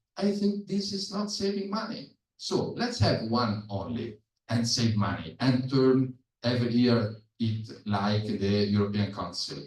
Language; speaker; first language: English; non-native, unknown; Italian